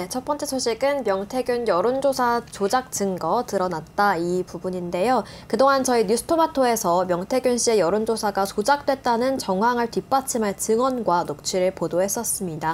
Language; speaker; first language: Korean; native; Korean